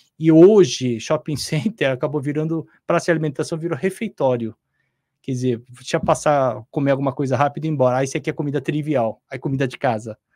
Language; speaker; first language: Portuguese; non-native, fluent; Korean